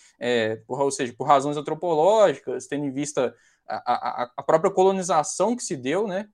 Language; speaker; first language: Portuguese; native; Portuguese